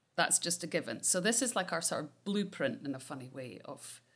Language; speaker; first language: English; native; English